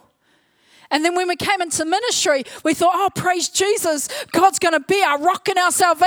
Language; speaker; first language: English; native; English